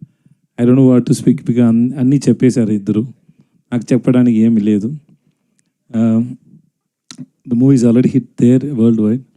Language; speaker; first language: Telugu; non-native, learner; Tamil